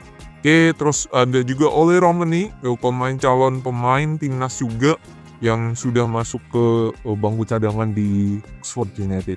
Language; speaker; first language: Indonesian; native; Indonesian